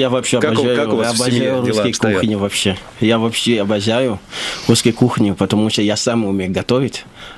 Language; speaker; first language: Russian; non-native, learner; Lingala